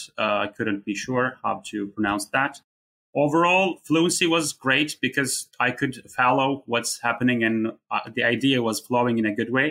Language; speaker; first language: English; non-native, fluent; Turkish